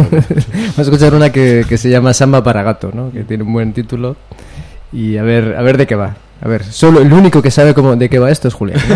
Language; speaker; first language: Spanish; native; Spanish